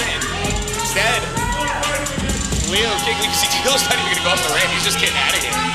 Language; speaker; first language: English; native; English